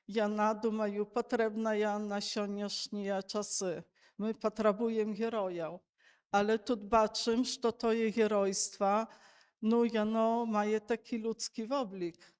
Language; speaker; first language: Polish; non-native, local second language; Belarusian